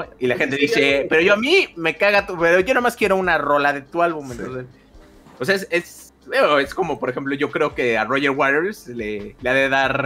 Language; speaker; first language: Spanish; native; Spanish